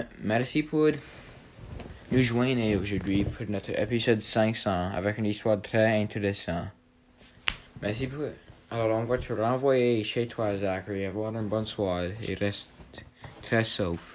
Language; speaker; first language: French; non-native, learner; English